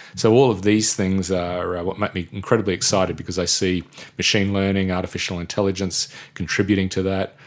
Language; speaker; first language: English; native; English